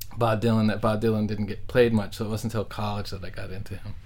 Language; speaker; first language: English; native; English